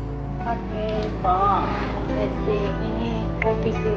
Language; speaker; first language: Indonesian; non-native, learner; Turkish